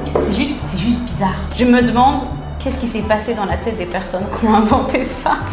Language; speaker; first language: French; native; French